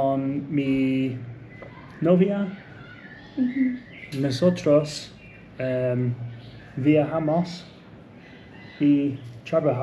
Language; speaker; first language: Spanish; non-native, learner; English